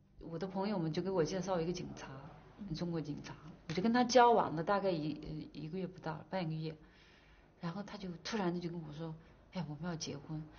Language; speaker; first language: Chinese; native; Chinese